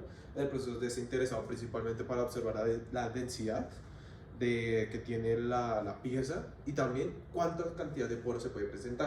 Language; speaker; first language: Spanish; native; Spanish